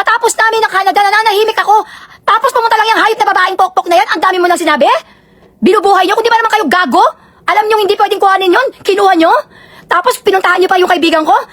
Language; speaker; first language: Filipino; native; Filipino